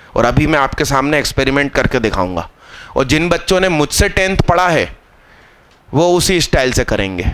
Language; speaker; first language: Hindi; non-native, local second language; Gujarati